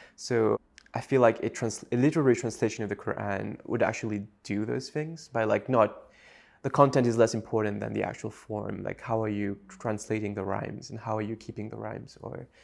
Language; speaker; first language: English; non-native, fluent; French